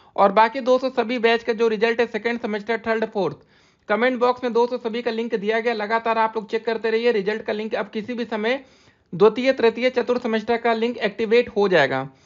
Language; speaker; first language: Hindi; native; Hindi